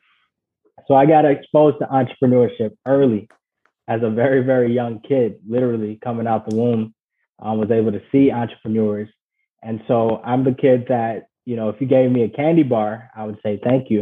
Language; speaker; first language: English; early bilingual, other home language; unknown